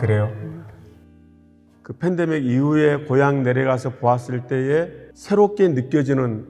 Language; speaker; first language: Korean; native; Korean